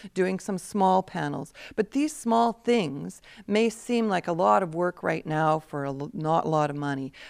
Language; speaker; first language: English; native; English